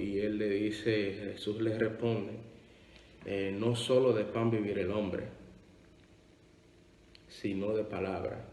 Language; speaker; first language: Spanish; native; Spanish